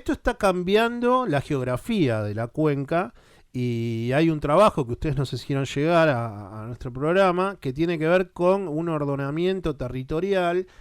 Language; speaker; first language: Spanish; native; Spanish